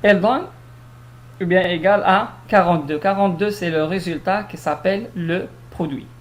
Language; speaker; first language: French; non-native, local second language; Arabic